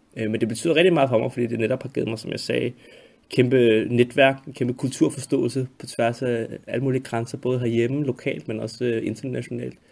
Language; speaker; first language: Danish; native; Danish